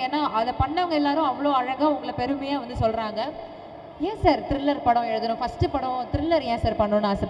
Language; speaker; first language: Tamil; native; Tamil